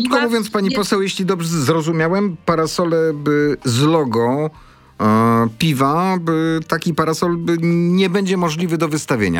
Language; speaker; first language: Polish; native; Polish